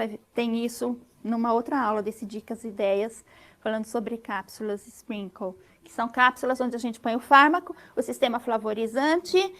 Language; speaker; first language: Portuguese; native; Portuguese